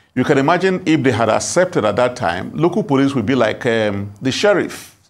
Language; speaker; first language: English; non-native, local second language; Igbo